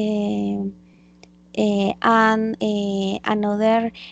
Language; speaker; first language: English; non-native, learner; Spanish